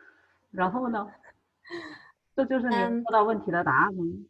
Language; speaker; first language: Chinese; native; Chinese